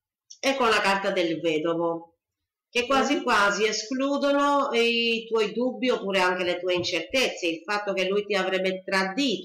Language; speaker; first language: Italian; native; Italian